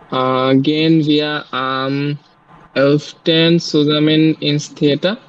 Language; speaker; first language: German; non-native, learner; Bangla